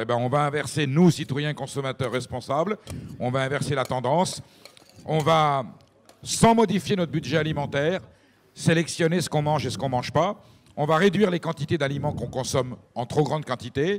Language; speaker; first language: French; native; French